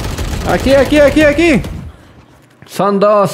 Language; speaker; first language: Spanish; native; Spanish